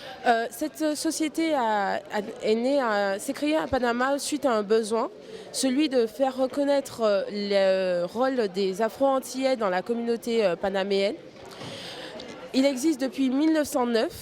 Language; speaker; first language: French; native; French